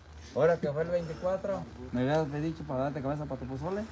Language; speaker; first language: Spanish; native; Spanish